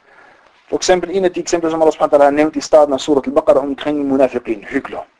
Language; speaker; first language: Danish; non-native, fluent; Arabic